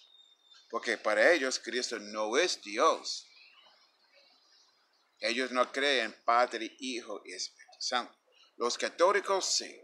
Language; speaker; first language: Spanish; non-native, fluent; English